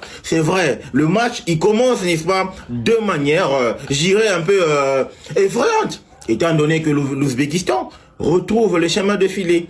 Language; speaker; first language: French; non-native, local second language; Lingala